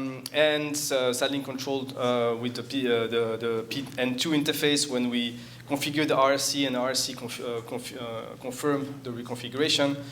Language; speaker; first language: English; non-native, fluent; French